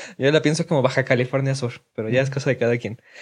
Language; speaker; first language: Spanish; native; Spanish